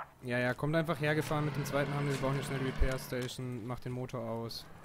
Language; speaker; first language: German; native; German